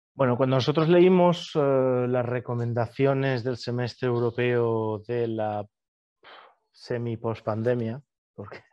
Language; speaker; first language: Spanish; native; Spanish